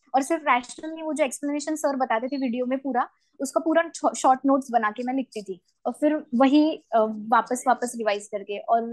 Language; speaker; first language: Hindi; non-native, local second language; Marathi